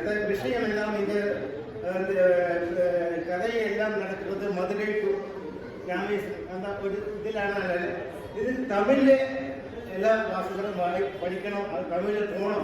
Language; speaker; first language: Tamil; non-native, learner; Malayalam